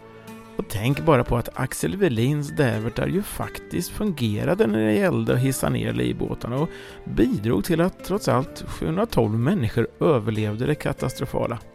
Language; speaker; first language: Swedish; native; Swedish